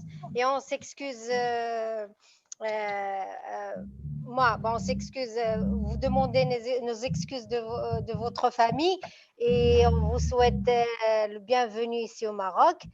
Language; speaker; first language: French; non-native, local second language; Arabic